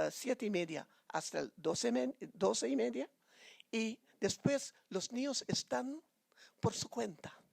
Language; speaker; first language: Spanish; non-native, fluent; Papiamento